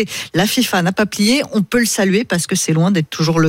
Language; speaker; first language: French; native; French